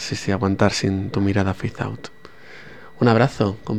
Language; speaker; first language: Spanish; native; Spanish